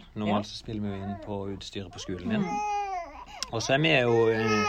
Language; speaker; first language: Norwegian; native; Norwegian